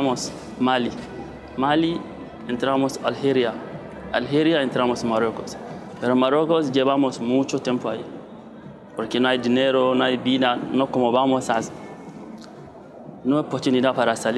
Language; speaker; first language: Spanish; non-native, learner; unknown